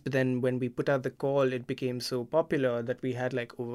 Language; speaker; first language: English; non-native, local second language; Hindi